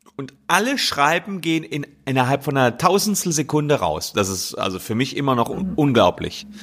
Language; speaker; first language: German; native; German